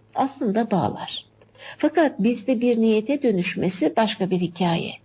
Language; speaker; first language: Turkish; native; Turkish